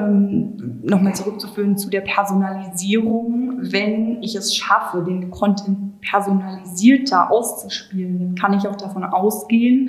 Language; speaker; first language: German; native; German